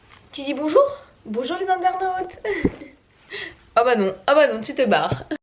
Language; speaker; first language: French; native; French